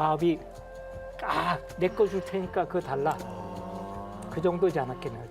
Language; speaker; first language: Korean; native; Korean